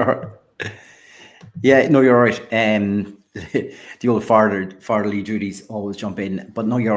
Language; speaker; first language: English; native; English